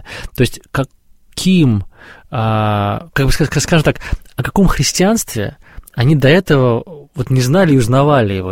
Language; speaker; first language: Russian; native; Russian